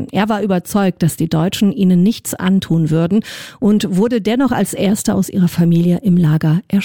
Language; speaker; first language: German; native; German